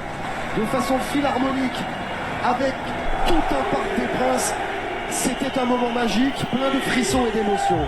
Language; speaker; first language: French; native; French